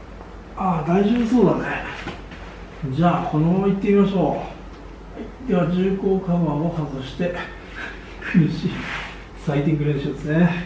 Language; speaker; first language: Japanese; native; Japanese